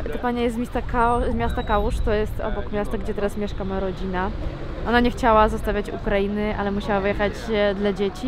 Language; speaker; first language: Polish; non-native, fluent; Ukrainian